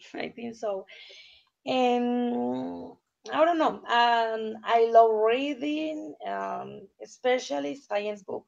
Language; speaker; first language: English; non-native, learner; Spanish